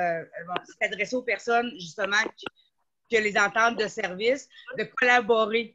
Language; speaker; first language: French; native; French